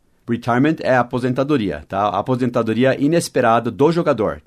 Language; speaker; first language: Portuguese; non-native, fluent; English